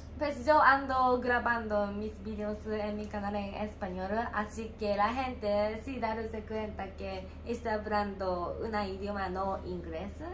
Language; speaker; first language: Spanish; non-native, learner; Japanese